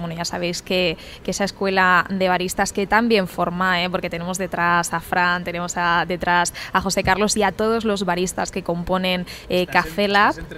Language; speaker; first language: Spanish; native; Spanish